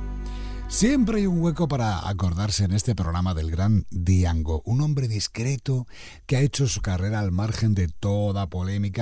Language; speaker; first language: Spanish; native; Spanish